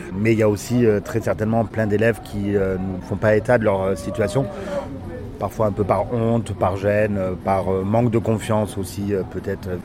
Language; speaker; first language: French; native; French